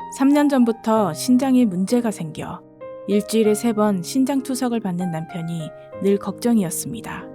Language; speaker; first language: Korean; native; Korean